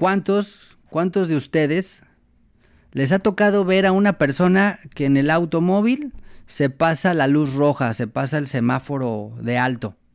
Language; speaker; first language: Spanish; native; Spanish